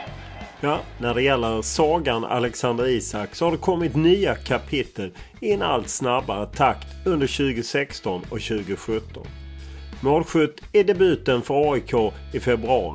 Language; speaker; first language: Swedish; native; Swedish